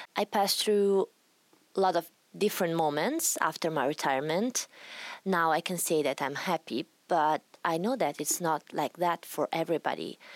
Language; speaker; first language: English; non-native, fluent; Italian